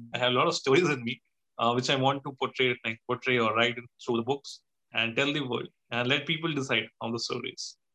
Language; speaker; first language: English; non-native, local second language; Hindi